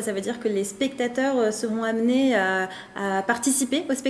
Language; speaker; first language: French; native; French